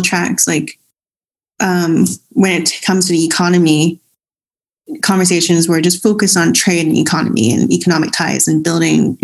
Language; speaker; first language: English; non-native, local second language; Cantonese